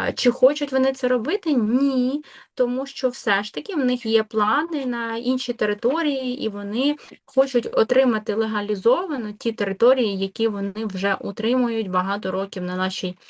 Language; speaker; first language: Ukrainian; native; Ukrainian